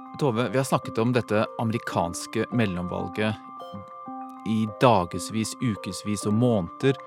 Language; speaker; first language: Norwegian; native; Norwegian